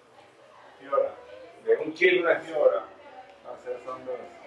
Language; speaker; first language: Spanish; native; Spanish